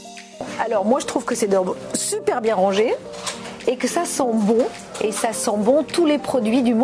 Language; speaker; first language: French; native; French